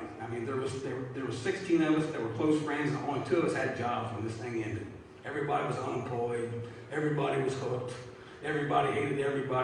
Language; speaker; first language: English; native; English